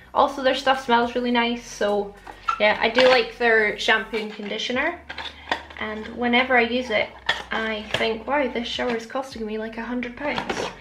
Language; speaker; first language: English; native; English